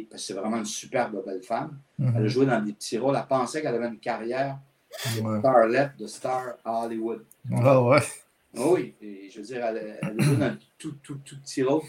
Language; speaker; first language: French; native; French